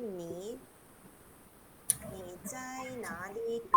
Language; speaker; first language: Chinese; non-native, local second language; Malay